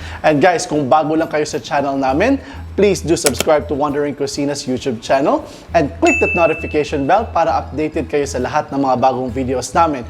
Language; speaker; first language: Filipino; non-native, local second language; Cebuano